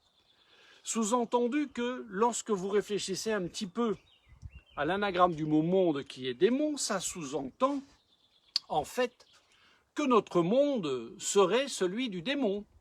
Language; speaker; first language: French; native; French